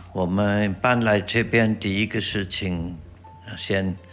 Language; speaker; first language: Chinese; non-native, fluent; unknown